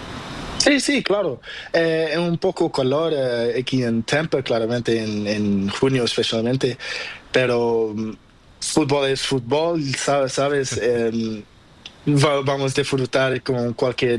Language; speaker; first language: Spanish; non-native, learner; Portuguese